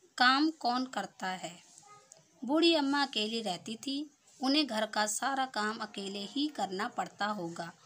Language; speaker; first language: Hindi; native; Hindi